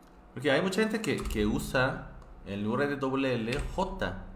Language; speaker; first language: Spanish; non-native, fluent; Korean